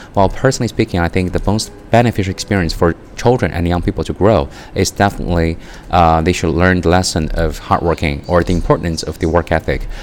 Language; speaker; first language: English; non-native, fluent; Chinese